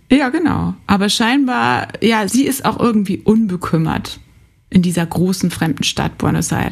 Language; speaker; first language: German; native; German